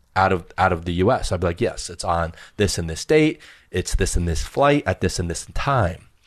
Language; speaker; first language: English; early bilingual, other home language; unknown